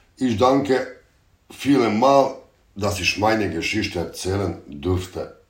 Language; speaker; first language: German; non-native, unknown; Bosnian